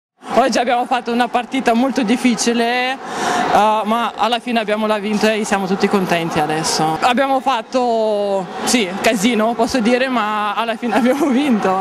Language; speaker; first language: Italian; non-native, fluent; Russian